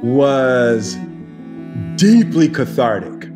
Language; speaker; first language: English; native; English